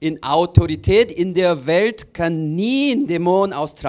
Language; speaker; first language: German; non-native, learner; Korean